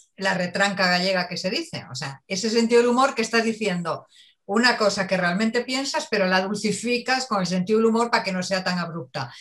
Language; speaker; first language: Spanish; native; Spanish